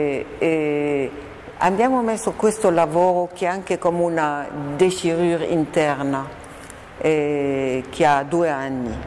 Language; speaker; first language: Italian; non-native, fluent; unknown